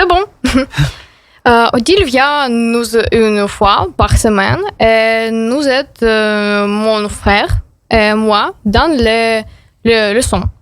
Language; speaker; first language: French; non-native, learner; Ukrainian